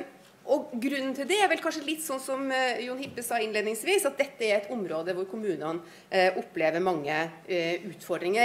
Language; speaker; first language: Norwegian; native; Norwegian